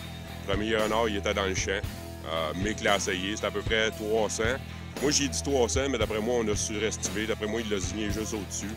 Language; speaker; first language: French; native; French